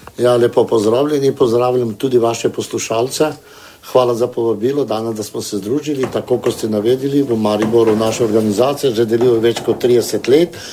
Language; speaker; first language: Slovenian; non-native, local second language; Romany